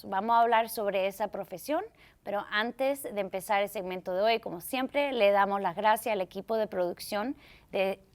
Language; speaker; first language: Spanish; early bilingual, heritage; Spanish